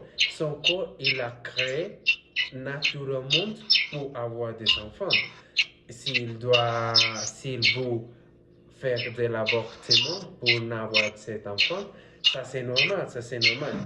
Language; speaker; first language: French; non-native, learner; Spanish